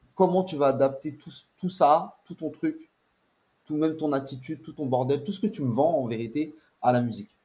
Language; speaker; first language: French; native; French